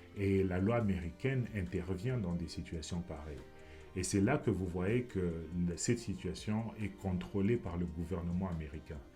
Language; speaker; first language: French; non-native, local second language; Lingala